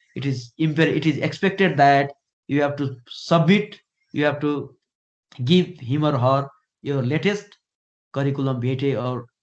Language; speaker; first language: English; non-native, local second language; Nepali